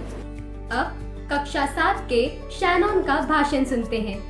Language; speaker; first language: Hindi; non-native, local second language; Malayalam